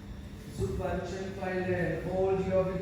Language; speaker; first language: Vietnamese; non-native, learner; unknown